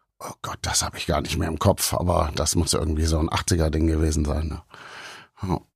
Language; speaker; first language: German; native; German